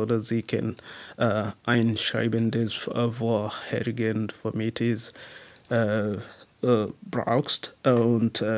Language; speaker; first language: German; non-native, learner; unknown